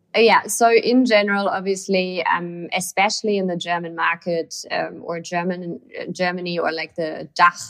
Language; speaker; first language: English; non-native, fluent; German